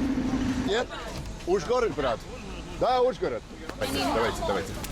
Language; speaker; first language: Russian; non-native, learner; English